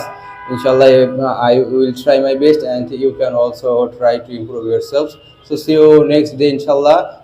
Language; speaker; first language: English; non-native, learner; Bangla